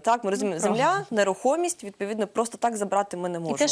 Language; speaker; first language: Ukrainian; native; Ukrainian